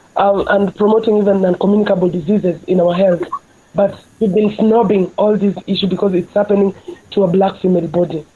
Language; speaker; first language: English; non-native, local second language; Luo (Kenya and Tanzania)